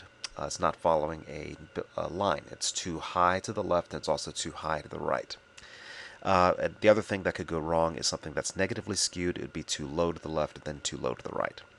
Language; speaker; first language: English; native; English